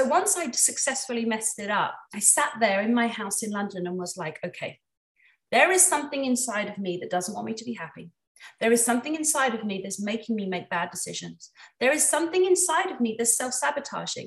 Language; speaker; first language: English; native; English